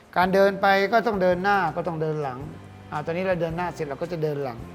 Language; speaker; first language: Thai; native; Thai